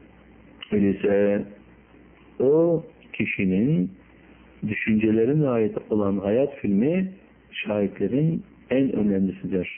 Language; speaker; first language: Turkish; native; Turkish